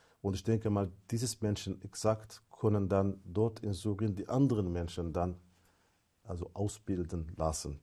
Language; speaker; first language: German; non-native, fluent; Arabic